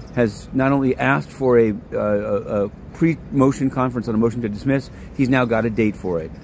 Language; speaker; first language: English; native; English